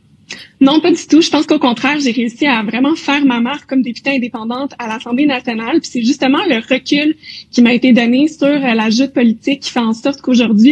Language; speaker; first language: French; native; French